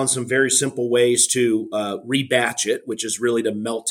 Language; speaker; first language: English; native; English